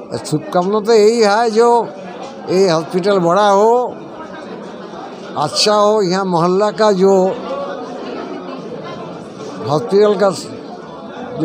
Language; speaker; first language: Hindi; non-native, local second language; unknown